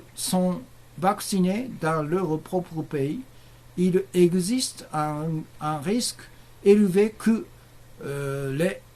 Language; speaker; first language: French; non-native, learner; Japanese